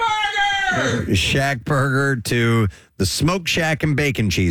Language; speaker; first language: English; native; English